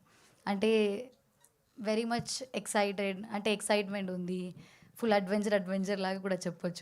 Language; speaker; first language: Telugu; non-native, fluent; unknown